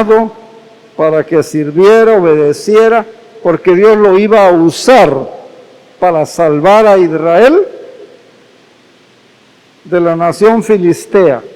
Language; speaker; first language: Spanish; native; Spanish